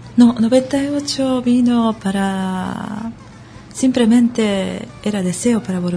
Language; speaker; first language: Spanish; non-native, learner; Japanese